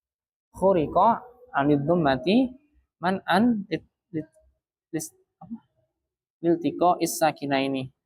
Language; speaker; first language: Arabic; non-native, fluent; Indonesian